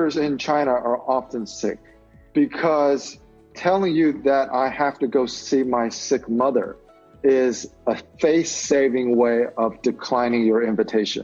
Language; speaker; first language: English; native; English